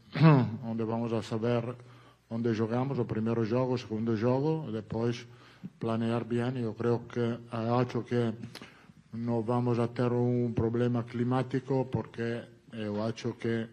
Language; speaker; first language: Portuguese; non-native, learner; Italian